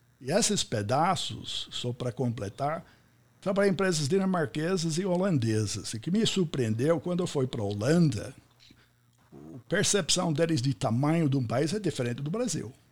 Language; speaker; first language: Portuguese; non-native, fluent; English